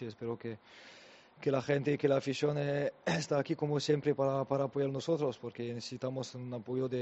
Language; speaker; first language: Spanish; non-native, learner; French